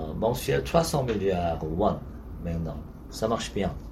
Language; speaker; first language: French; non-native, learner; Korean